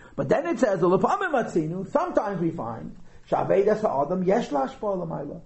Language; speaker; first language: English; native; English